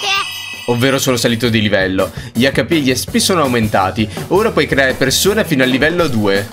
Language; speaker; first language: Italian; native; Italian